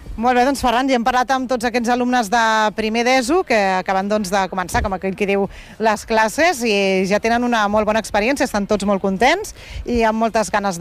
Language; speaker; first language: Catalan; native; Catalan